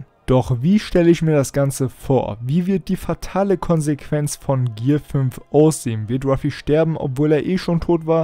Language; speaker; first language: German; native; German